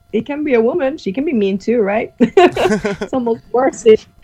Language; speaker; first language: English; non-native, fluent; Norwegian